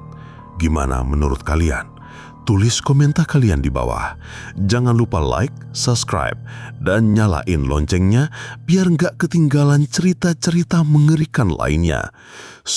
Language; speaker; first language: Indonesian; native; Indonesian